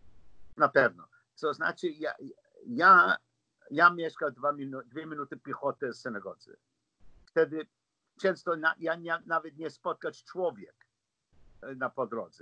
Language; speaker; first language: Polish; non-native, learner; English